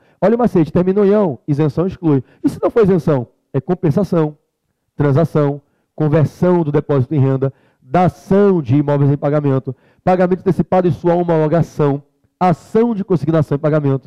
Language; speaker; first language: Portuguese; native; Portuguese